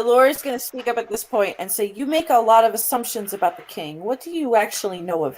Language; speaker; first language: English; native; English